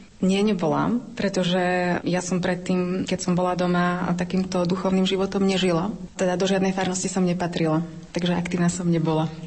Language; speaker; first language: Slovak; native; Slovak